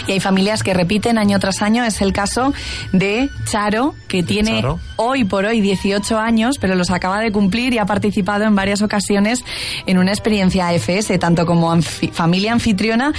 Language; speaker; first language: Spanish; native; Spanish